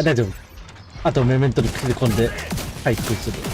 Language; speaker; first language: Japanese; native; Japanese